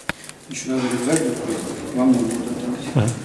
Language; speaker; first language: Russian; native; Russian